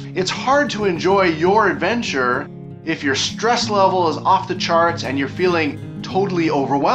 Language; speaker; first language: English; native; English